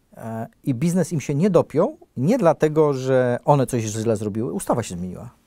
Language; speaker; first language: Polish; native; Polish